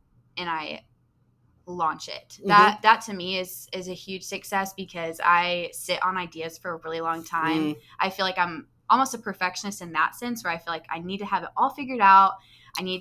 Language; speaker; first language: English; native; English